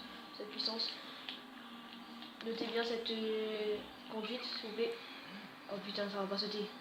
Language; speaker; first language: French; native; French